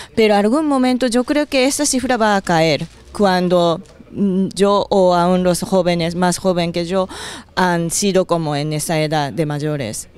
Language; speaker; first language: Spanish; non-native, fluent; Japanese